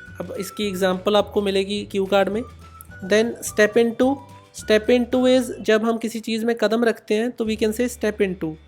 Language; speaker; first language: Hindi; non-native, local second language; Punjabi